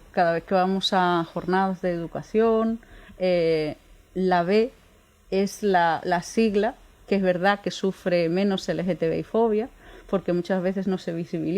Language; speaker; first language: Spanish; native; Spanish